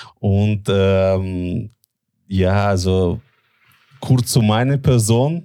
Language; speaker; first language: German; non-native, fluent; Russian